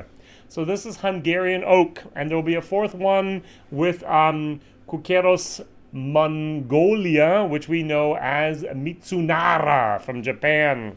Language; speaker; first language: English; native; English